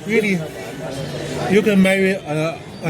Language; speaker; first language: English; non-native, learner; Chinese